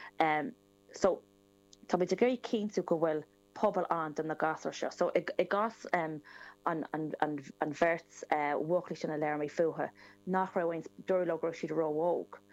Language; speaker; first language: Irish; non-native, local second language; English